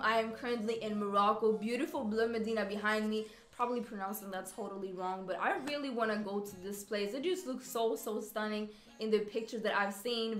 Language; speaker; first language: English; non-native, fluent; Swedish